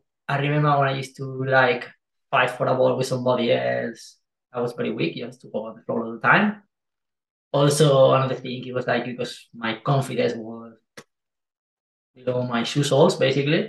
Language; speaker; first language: English; non-native, fluent; Spanish